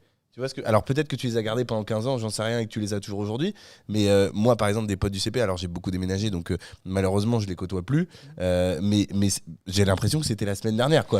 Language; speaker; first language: French; native; French